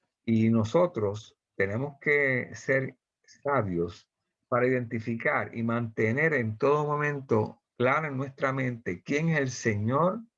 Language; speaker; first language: Spanish; native; Spanish